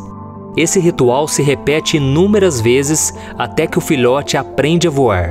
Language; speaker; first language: Portuguese; native; Portuguese